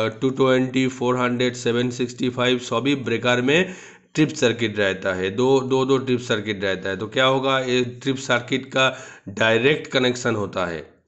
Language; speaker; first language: Hindi; non-native, local second language; Bangla